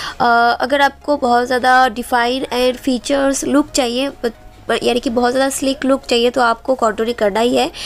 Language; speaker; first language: Hindi; non-native, local second language; Bangla